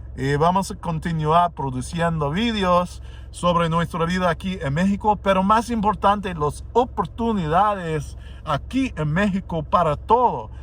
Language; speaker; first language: Spanish; non-native, fluent; English